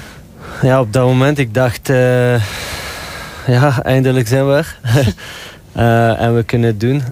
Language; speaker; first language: Dutch; non-native, local second language; French